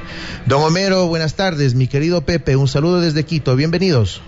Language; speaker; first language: Spanish; native; Spanish